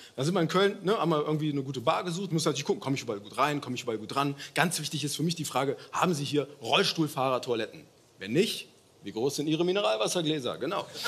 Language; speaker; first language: German; early bilingual, other home language; Turkish